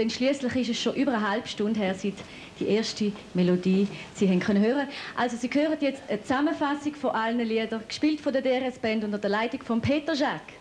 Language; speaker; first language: German; native; German